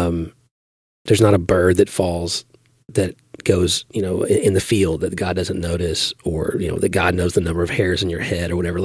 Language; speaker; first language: English; native; English